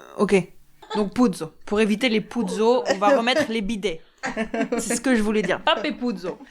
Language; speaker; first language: French; native; French